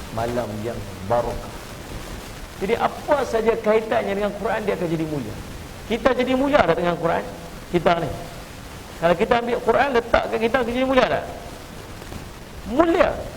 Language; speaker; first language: Malay; native; Malay